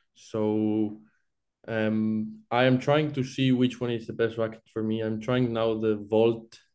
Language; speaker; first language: English; non-native, fluent; Spanish